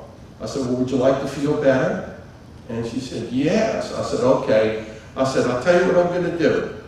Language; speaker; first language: English; native; English